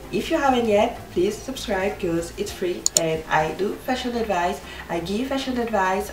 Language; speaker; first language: English; non-native, fluent; French